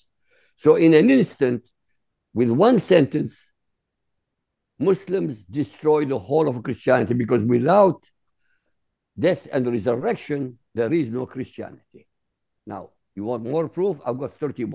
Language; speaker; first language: English; non-native, fluent; Arabic